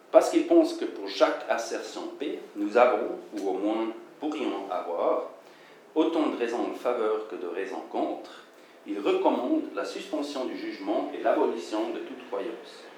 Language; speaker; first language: French; non-native, fluent; German